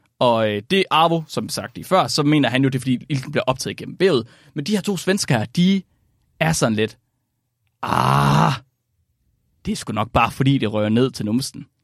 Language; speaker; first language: Danish; native; Danish